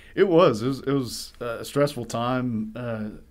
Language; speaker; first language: English; native; English